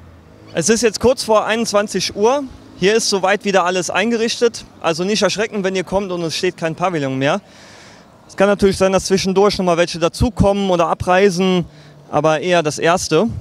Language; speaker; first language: German; native; German